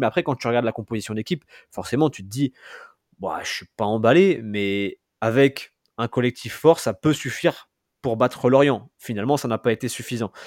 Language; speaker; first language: French; native; French